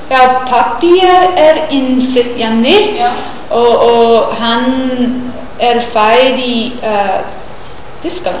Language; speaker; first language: Icelandic; non-native, learner; English